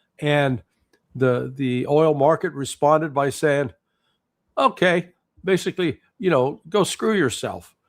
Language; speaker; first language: English; native; English